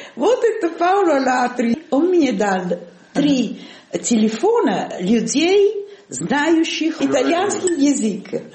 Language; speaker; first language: Russian; non-native, fluent; Italian